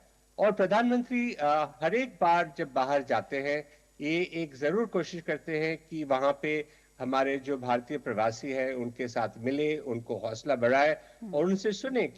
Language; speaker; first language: Hindi; native; Hindi